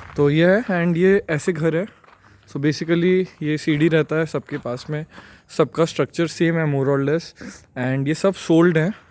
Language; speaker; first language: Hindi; non-native, local second language; Bangla